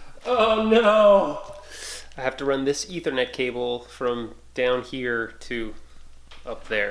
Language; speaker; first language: English; native; English